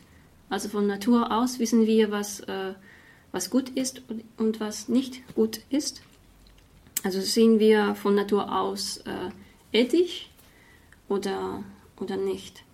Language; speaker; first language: German; non-native, fluent; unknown